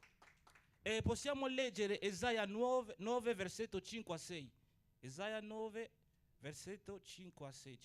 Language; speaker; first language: Italian; non-native, fluent; Portuguese